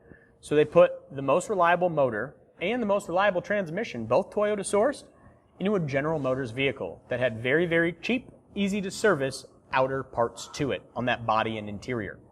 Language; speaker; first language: English; native; English